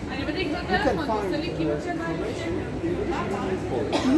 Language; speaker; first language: English; non-native, learner; Polish